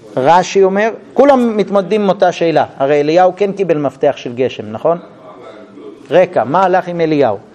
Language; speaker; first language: Hebrew; non-native, fluent; English